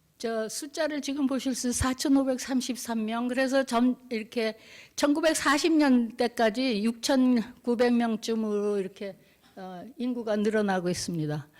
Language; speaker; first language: Korean; native; Korean